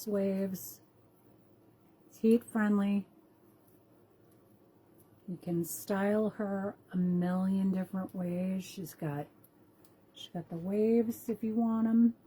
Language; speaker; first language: English; native; English